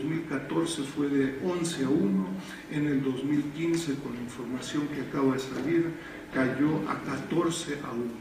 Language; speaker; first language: Spanish; native; Spanish